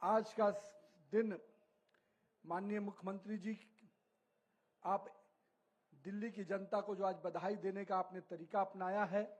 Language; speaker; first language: Hindi; native; Hindi